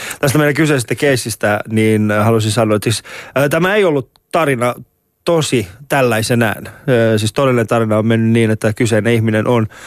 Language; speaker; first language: Finnish; early bilingual, other home language; Persian